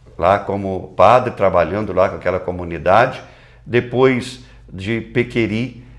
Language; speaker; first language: Portuguese; native; Portuguese